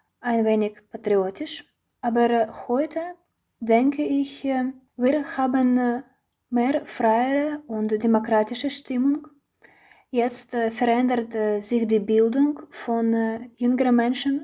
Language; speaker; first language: German; non-native, fluent; Russian